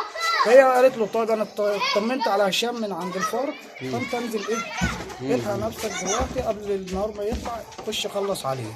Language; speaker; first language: Arabic; native; Arabic